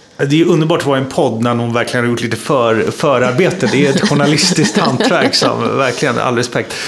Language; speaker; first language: Swedish; native; Swedish